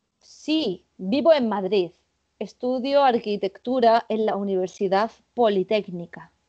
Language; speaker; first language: Spanish; native; Spanish